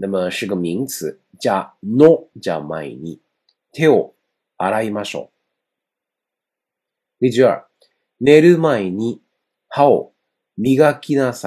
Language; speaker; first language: Japanese; non-native, fluent; Chinese